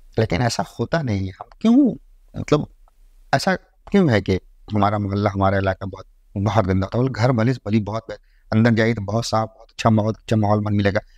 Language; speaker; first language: Hindi; native; Hindi